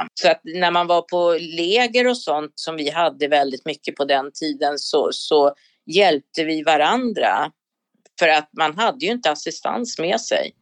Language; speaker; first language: Swedish; native; Swedish